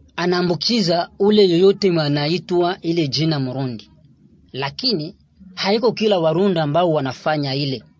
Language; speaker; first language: Swahili; non-native, local second language; Rundi